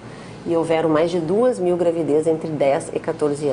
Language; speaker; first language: Portuguese; native; Portuguese